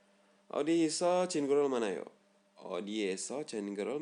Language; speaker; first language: Korean; non-native, learner; Indonesian